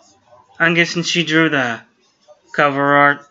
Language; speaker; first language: English; native; English